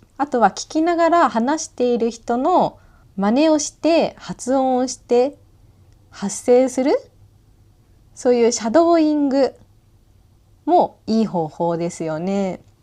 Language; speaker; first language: Japanese; native; Japanese